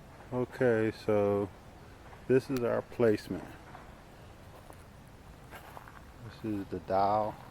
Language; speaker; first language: English; native; English